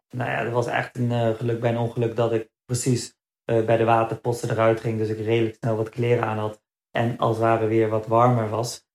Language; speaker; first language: Dutch; early bilingual, other home language; Berber languages